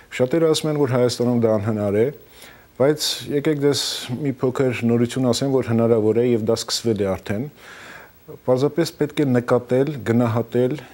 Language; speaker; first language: Armenian; early bilingual, heritage; Armenian